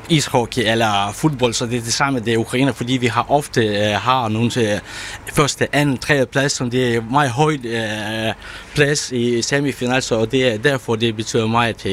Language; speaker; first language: Danish; non-native, learner; Ukrainian